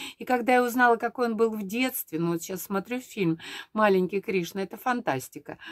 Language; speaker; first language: Russian; native; Russian